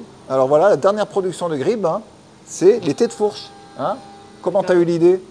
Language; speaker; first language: French; native; French